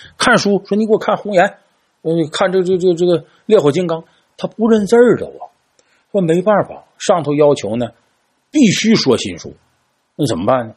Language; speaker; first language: Chinese; native; Chinese